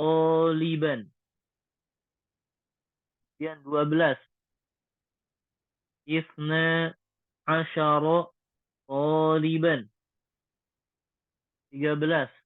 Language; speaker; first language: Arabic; non-native, fluent; Indonesian